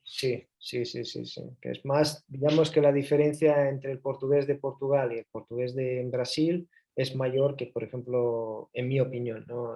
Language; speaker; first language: Spanish; early bilingual, heritage; Spanish